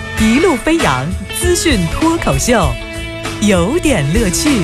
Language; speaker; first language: Chinese; native; Chinese